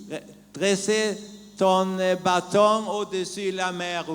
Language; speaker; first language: French; non-native, learner; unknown